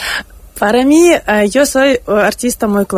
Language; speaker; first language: Spanish; non-native, learner; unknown